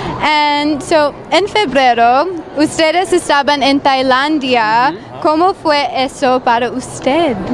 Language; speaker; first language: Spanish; non-native, learner; English